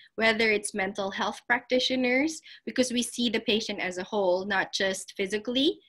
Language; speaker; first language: English; non-native, local second language; Filipino